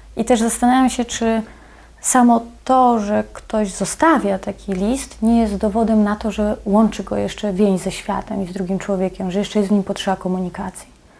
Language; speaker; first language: Polish; native; Polish